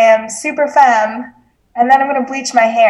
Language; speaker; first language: English; native; English